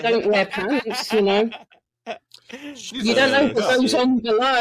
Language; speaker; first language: English; native; English